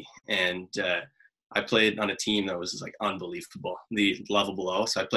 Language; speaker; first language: English; native; English